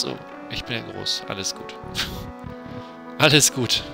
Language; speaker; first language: German; native; German